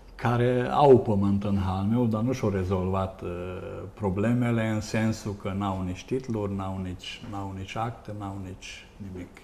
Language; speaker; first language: Romanian; non-native, local second language; Hungarian